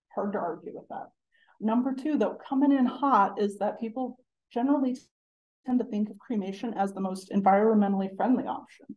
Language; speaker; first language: English; native; English